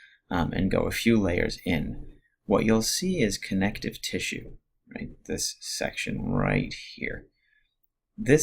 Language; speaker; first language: English; native; English